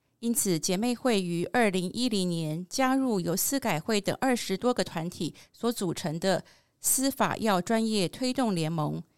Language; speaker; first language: Chinese; native; Chinese